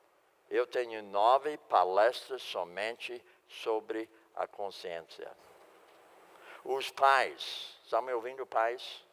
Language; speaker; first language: Portuguese; non-native, fluent; English